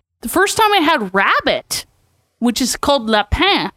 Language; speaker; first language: English; native; English